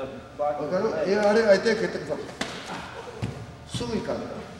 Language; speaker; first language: Japanese; native; Japanese